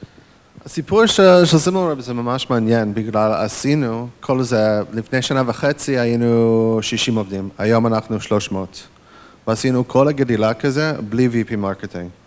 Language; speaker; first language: Hebrew; non-native, fluent; English